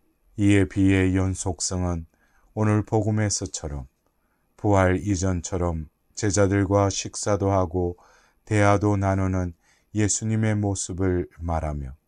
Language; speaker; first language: Korean; native; Korean